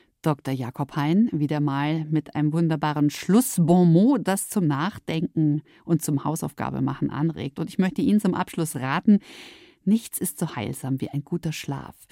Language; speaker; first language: German; native; German